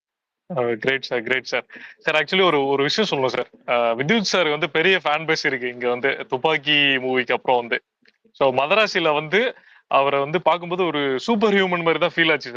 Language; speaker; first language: Tamil; native; Tamil